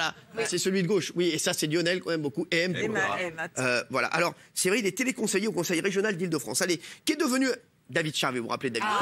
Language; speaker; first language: French; native; French